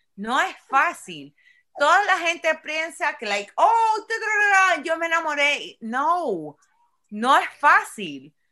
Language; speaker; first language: Spanish; early bilingual, heritage; Spanish